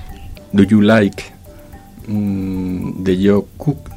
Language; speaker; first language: English; non-native, learner; Spanish